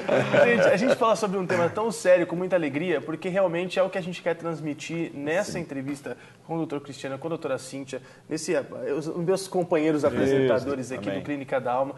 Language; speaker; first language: Portuguese; native; Portuguese